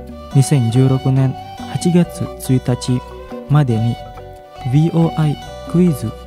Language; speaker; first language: Japanese; non-native, fluent; Indonesian